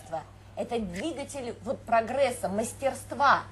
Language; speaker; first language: Russian; native; Russian